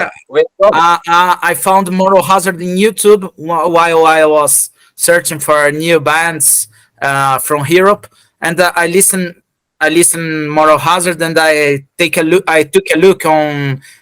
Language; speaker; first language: English; non-native, fluent; Portuguese